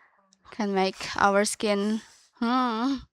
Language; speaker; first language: English; non-native, learner; Indonesian